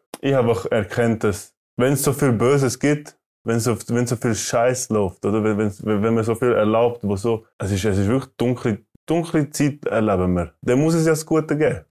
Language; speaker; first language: German; early bilingual, other home language; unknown